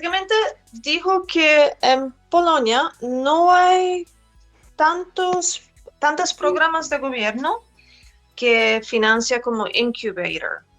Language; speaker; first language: Spanish; non-native, fluent; Polish